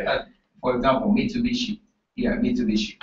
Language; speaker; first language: English; non-native, learner; Japanese